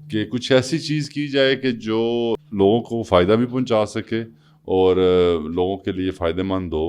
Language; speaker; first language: Urdu; non-native, local second language; Punjabi